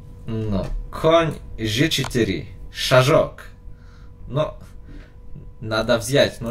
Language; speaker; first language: Russian; non-native, learner; Polish